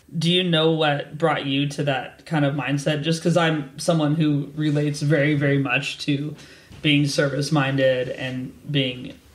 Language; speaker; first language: English; native; English